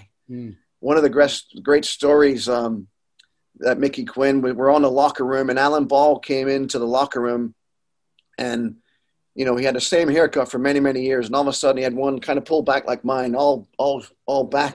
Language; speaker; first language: English; native; English